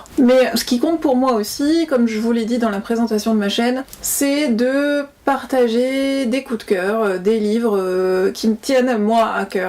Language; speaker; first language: French; native; French